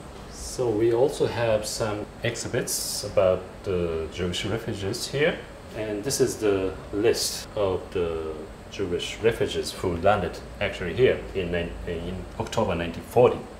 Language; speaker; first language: English; non-native, fluent; Japanese